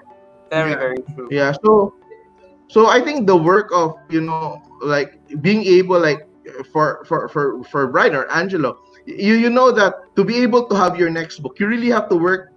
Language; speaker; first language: English; non-native, local second language; Cebuano